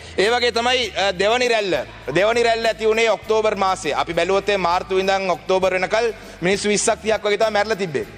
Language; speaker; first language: Sinhala; non-native, local second language; Tamil